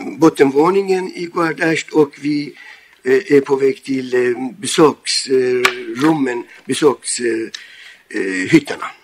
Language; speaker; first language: Swedish; non-native, fluent; Persian